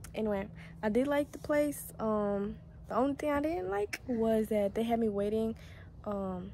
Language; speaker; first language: English; early bilingual, other home language; Spanish